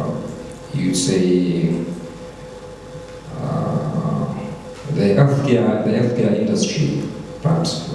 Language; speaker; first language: English; non-native, local second language; Swahili